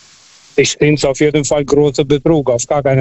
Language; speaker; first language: German; non-native, fluent; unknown